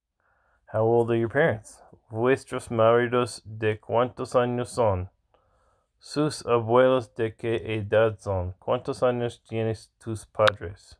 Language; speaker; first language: Spanish; non-native, learner; English